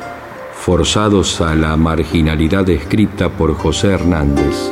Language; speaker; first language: Spanish; native; Spanish